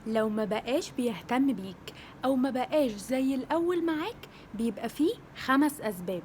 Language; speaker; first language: Arabic; native; Arabic